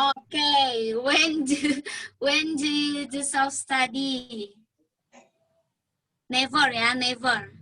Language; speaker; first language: English; non-native, learner; Indonesian